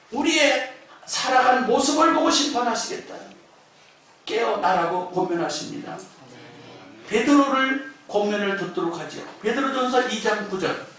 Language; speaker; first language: Korean; native; Korean